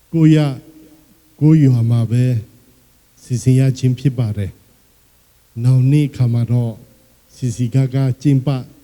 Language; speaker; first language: Burmese; non-native, local second language; Akha